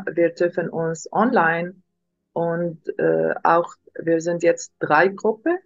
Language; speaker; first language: German; non-native, learner; Arabic